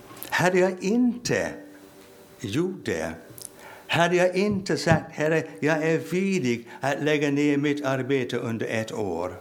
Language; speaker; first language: Swedish; non-native, fluent; English